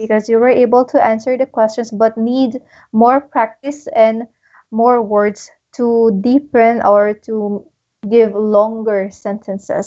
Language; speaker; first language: English; non-native, local second language; Filipino